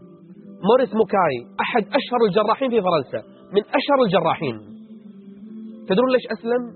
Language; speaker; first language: Arabic; native; Arabic